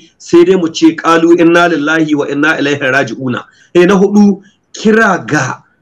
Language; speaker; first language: Hausa; native; Hausa